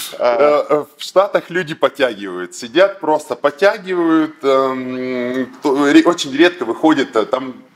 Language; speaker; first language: Russian; native; Russian